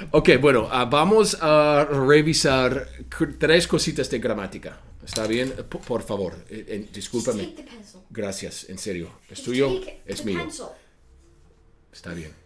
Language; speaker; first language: Spanish; non-native, fluent; English